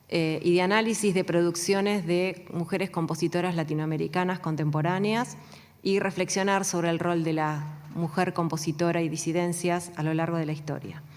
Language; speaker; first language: Spanish; native; Spanish